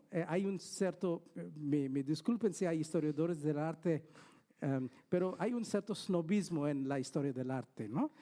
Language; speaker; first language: Spanish; non-native, fluent; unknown